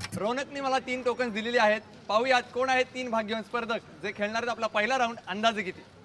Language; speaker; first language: Marathi; native; Marathi